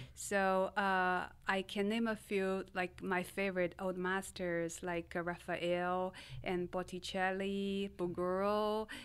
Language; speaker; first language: English; non-native, fluent; Chinese